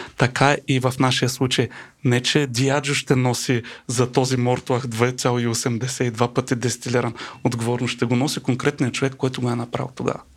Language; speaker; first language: Bulgarian; native; Bulgarian